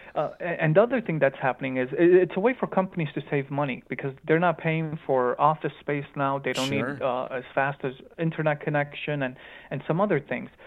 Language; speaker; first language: English; early bilingual, other home language; Romanian